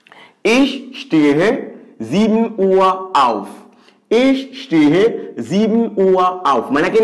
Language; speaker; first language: German; non-native, learner; Swahili